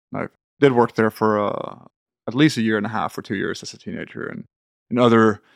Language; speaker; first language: English; non-native, fluent; Swedish